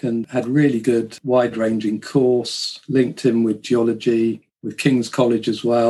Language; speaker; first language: English; native; English